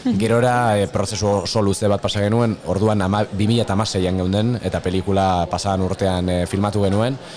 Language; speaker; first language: Basque; native; Basque